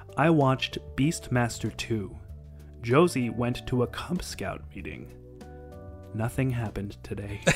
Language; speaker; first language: English; native; English